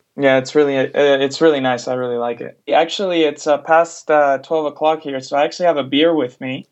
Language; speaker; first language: English; non-native, fluent; Spanish